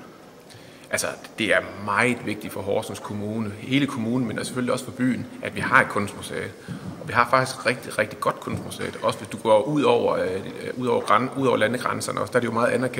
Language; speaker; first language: Danish; native; Danish